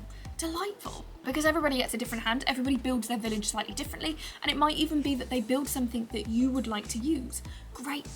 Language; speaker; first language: English; native; English